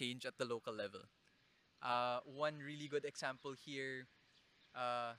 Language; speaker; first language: English; non-native, local second language; Bikol